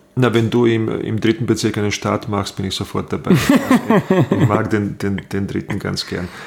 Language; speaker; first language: German; non-native, fluent; Bosnian